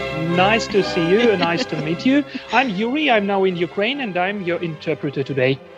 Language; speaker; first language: English; non-native, fluent; Ukrainian